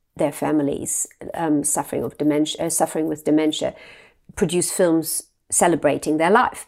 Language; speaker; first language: English; non-native, fluent; German